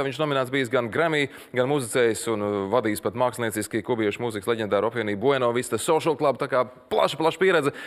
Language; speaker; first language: Latvian; native; Latvian